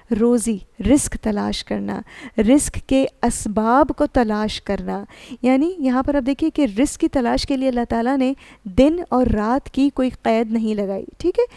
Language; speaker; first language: Urdu; native; Urdu